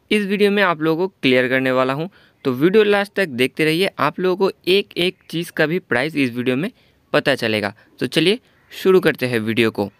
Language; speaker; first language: Hindi; non-native, local second language; Bangla